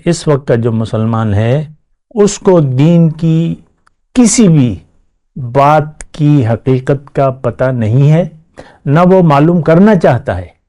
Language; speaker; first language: Urdu; non-native, local second language; Pashto